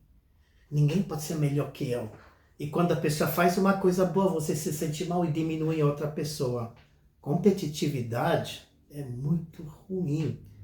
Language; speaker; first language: Portuguese; non-native, fluent; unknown